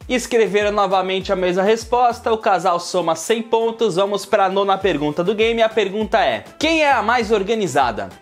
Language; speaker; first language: Portuguese; native; Portuguese